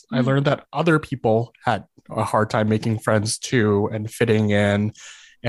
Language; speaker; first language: English; native; English